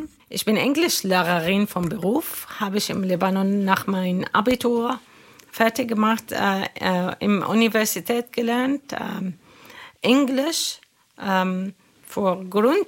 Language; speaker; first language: German; non-native, learner; Arabic